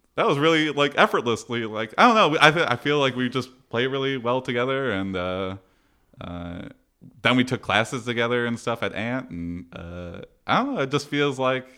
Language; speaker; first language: English; native; English